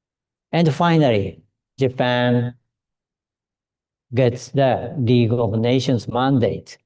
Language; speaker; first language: English; non-native, learner; Japanese